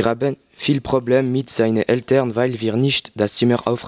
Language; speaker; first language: German; non-native, learner; French